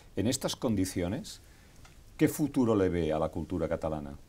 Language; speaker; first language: Spanish; native; Spanish